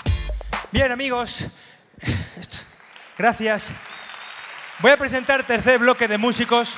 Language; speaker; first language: Spanish; native; Spanish